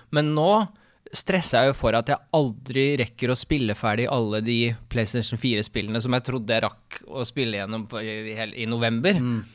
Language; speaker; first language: Norwegian; early bilingual, other home language; Russian